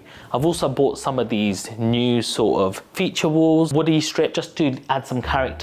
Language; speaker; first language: English; native; English